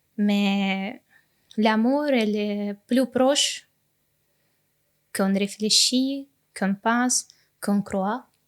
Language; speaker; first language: French; non-native, learner; Ukrainian